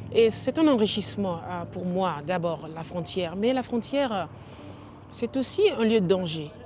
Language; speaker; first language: French; non-native, local second language; Ewe